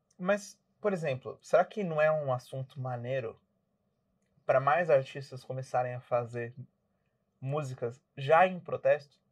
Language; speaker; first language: Portuguese; native; Portuguese